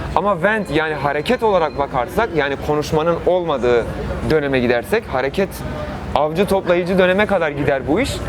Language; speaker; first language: Turkish; non-native, local second language; Kurdish